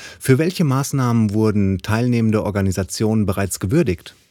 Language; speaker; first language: German; native; German